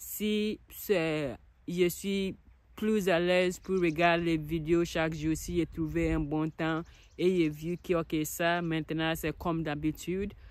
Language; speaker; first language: French; non-native, learner; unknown